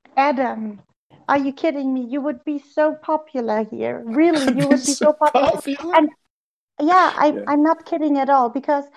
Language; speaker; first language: English; non-native, fluent; German